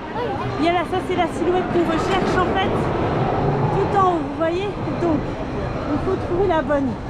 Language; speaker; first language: French; native; French